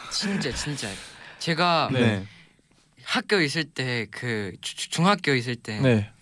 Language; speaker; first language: Korean; non-native, learner; Chinese